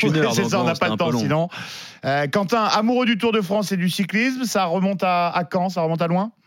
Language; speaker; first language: French; native; French